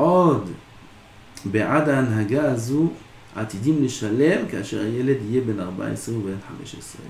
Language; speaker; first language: Hebrew; non-native, fluent; French